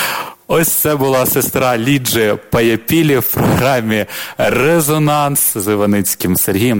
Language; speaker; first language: Ukrainian; native; Ukrainian